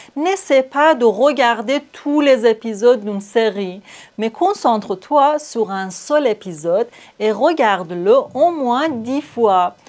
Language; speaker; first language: French; non-native, fluent; Persian